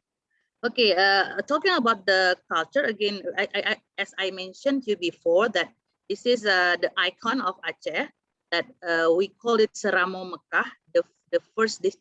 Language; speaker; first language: English; non-native, fluent; Indonesian